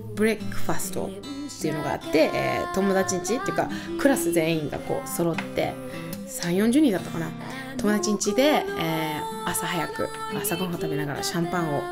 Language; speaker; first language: Japanese; early bilingual, heritage; Japanese